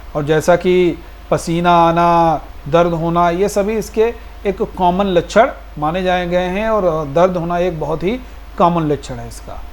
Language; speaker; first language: Hindi; native; Hindi